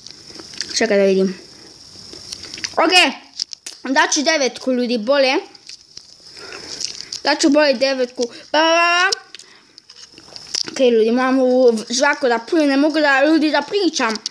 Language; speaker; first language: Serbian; early bilingual, heritage; Serbian